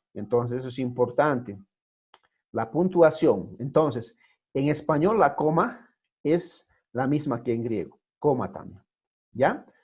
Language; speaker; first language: Spanish; native; Spanish